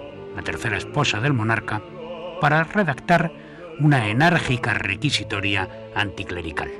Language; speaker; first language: Spanish; native; Spanish